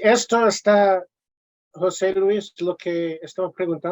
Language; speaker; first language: Spanish; non-native, learner; English